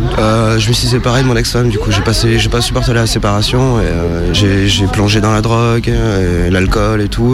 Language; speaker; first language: French; native; French